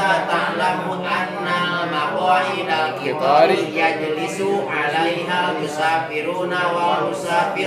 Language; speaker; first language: Arabic; non-native, learner; Indonesian